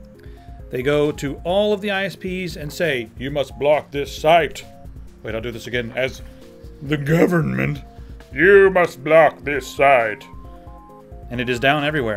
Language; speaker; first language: English; native; English